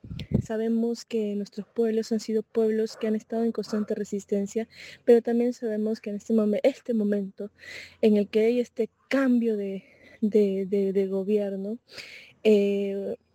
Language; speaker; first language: Spanish; native; Spanish